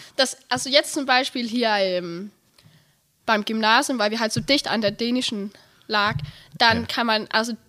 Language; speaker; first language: German; early bilingual, heritage; Danish